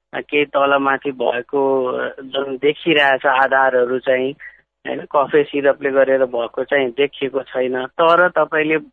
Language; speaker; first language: Nepali; non-native, local second language; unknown